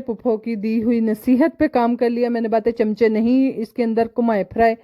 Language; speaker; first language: Urdu; non-native, local second language; Punjabi